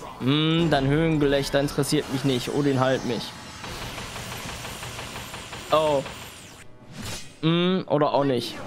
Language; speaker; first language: German; native; German